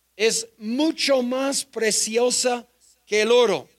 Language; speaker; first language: Spanish; non-native, fluent; English